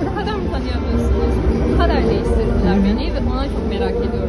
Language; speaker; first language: Turkish; non-native, fluent; Portuguese